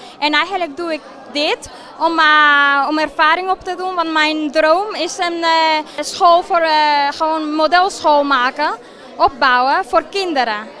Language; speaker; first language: Dutch; non-native, fluent; Spanish